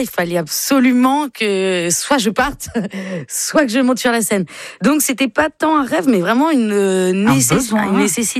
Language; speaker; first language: French; native; French